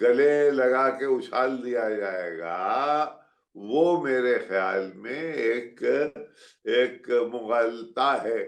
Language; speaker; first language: Hindi; native; Hindi